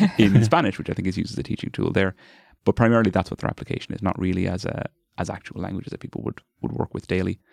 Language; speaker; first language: English; native; English